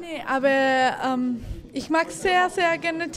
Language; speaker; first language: German; non-native, fluent; Spanish